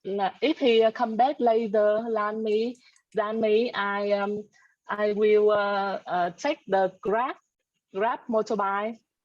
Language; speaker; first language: English; non-native, learner; Vietnamese